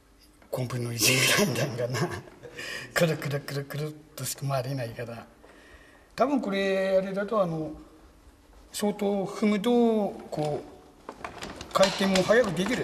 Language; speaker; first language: Japanese; native; Japanese